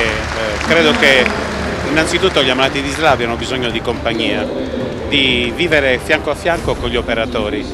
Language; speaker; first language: Italian; native; Italian